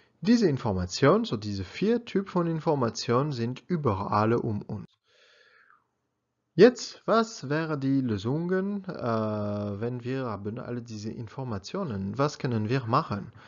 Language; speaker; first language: German; non-native, learner; French